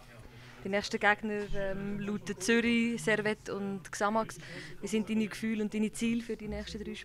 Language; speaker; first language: German; native; German